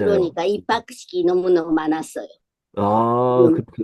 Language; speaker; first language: Korean; non-native, learner; Japanese